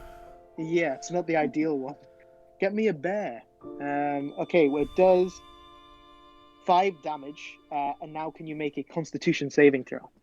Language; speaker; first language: English; native; English